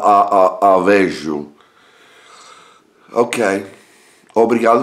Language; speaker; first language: Portuguese; non-native, learner; English